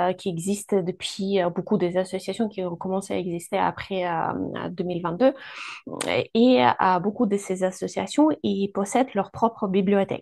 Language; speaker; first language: French; non-native, fluent; Ukrainian